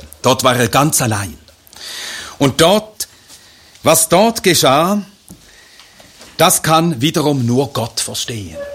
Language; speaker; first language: German; native; German